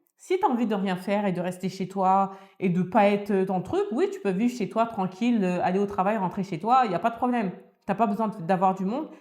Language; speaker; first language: French; early bilingual, other home language; Wolof